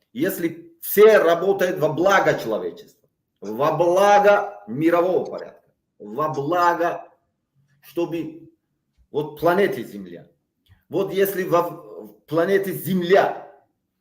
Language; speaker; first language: Russian; non-native, local second language; Tajik